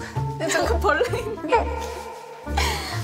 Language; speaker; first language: Korean; native; Korean